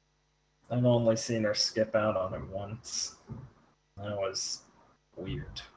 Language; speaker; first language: English; native; English